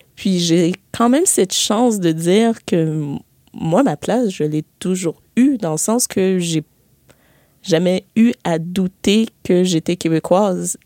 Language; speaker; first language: French; early bilingual, other home language; Haitian Creole